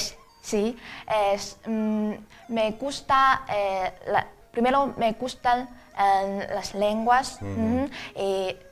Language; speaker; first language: Spanish; non-native, fluent; Chinese